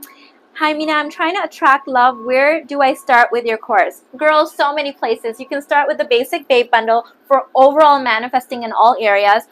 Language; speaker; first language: English; early bilingual, other home language; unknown